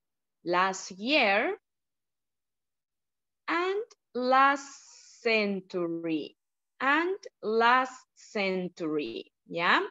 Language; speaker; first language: English; non-native, learner; Spanish